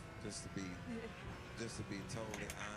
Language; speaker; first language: English; native; English